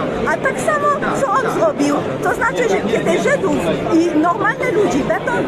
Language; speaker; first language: Polish; non-native, learner; French